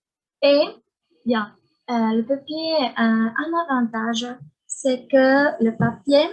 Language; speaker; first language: French; non-native, learner; Spanish